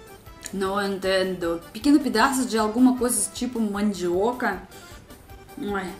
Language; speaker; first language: Portuguese; non-native, learner; Russian